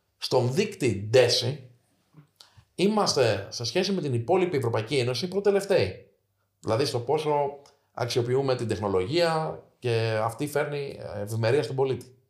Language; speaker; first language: Greek; native; Greek